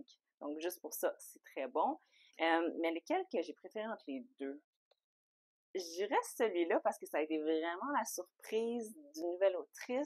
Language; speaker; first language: French; native; French